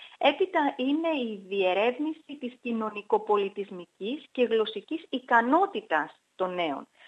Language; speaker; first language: Greek; native; Greek